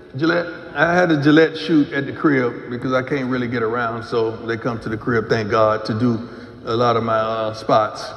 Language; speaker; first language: English; native; English